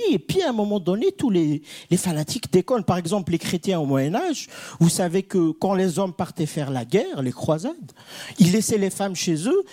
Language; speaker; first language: French; non-native, local second language; Kabyle